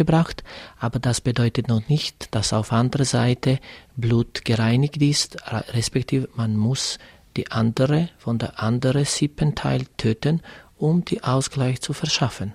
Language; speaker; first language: German; non-native, fluent; Serbian